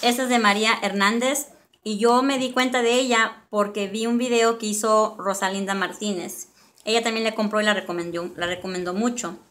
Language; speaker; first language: Spanish; early bilingual, other home language; English